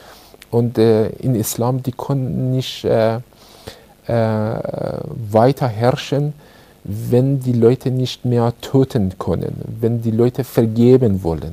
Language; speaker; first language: German; non-native, learner; Persian